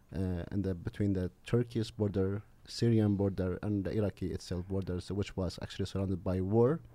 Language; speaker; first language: English; non-native, fluent; Arabic